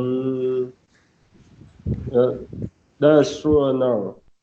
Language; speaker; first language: English; non-native, learner; Vietnamese